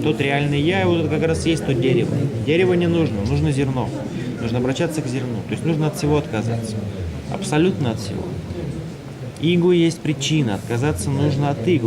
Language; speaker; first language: Russian; native; Russian